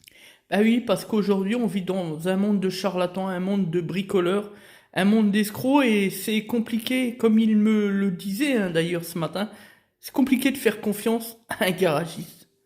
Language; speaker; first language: French; native; French